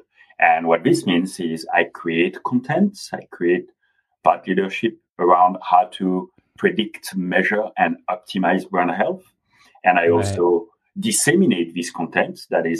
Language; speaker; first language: English; non-native, fluent; French